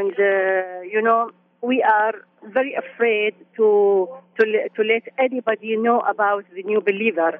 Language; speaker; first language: English; non-native, learner; Arabic